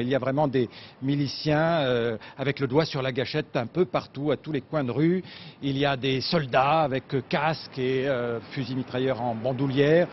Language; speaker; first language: French; native; French